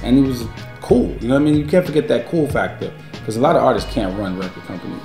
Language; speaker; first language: English; native; English